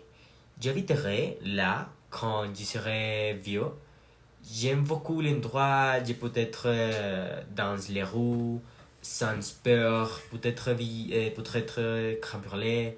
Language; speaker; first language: French; non-native, learner; Spanish